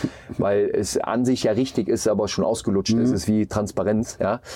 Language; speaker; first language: German; native; German